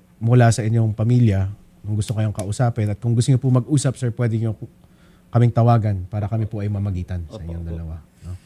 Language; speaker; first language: Filipino; native; Filipino